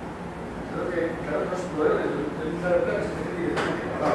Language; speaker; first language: Spanish; native; Spanish